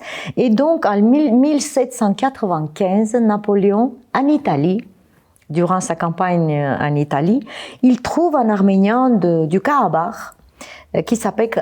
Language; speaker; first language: French; non-native, fluent; Armenian